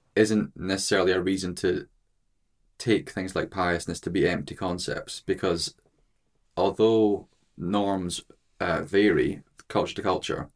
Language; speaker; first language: English; native; English